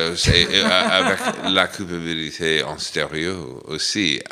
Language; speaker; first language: French; non-native, fluent; English